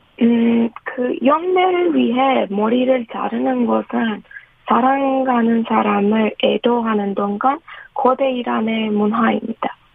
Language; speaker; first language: Korean; non-native, fluent; Persian